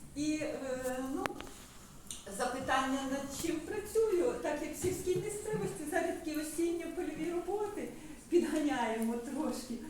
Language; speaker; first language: Ukrainian; native; Ukrainian